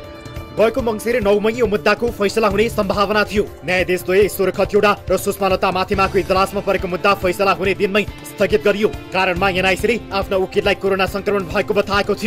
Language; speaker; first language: Nepali; native; Nepali